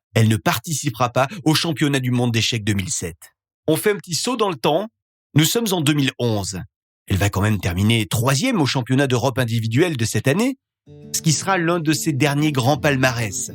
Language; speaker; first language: French; native; French